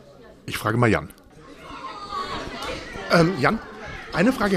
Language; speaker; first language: German; native; German